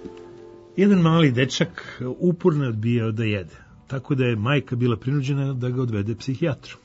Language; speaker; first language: Croatian; native; Croatian